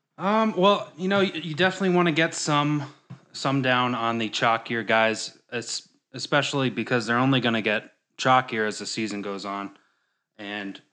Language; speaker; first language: English; native; English